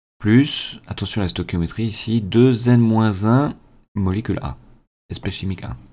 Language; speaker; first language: French; native; French